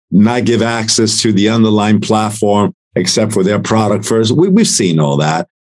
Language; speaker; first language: English; non-native, fluent; Italian